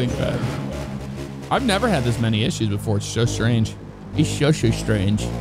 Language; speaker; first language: English; native; English